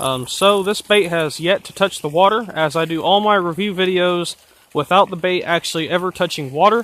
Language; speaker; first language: English; native; English